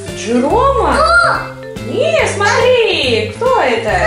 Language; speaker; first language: Russian; native; Russian